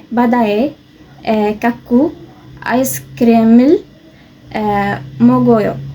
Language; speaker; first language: Korean; non-native, learner; Arabic